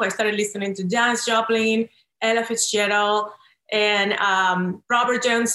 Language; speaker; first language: English; non-native, fluent; Spanish